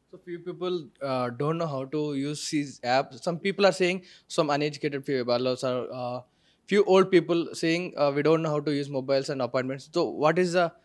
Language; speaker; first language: English; non-native, local second language; Telugu